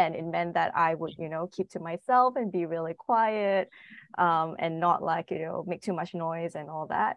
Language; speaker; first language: English; non-native, local second language; Chinese